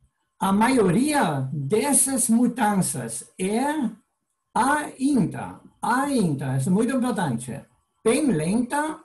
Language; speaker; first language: Portuguese; non-native, fluent; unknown